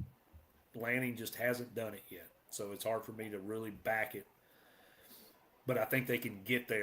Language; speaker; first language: English; native; English